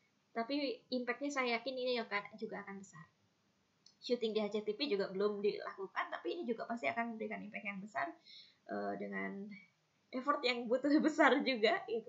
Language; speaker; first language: Indonesian; native; Indonesian